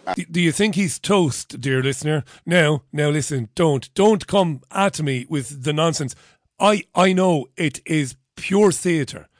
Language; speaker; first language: English; native; English